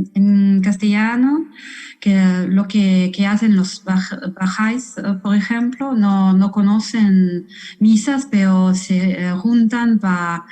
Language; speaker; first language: Spanish; non-native, fluent; German